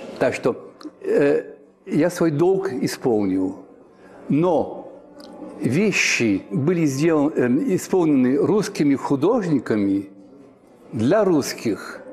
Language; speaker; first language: Russian; early bilingual, heritage; Russian